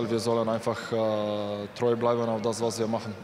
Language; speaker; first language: German; non-native, fluent; Bulgarian